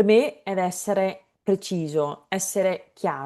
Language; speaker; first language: Italian; non-native, fluent; English